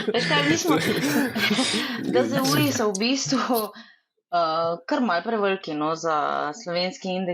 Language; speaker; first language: Slovenian; native; Slovenian